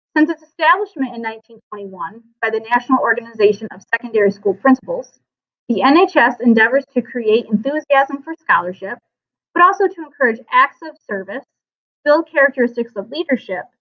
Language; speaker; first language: English; native; English